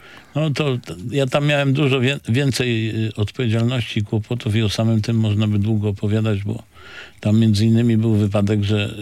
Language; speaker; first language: Polish; native; Polish